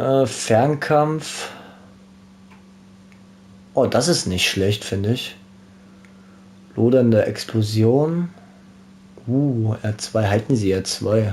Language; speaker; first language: German; native; German